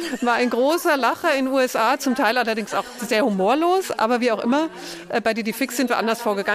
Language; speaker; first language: German; native; German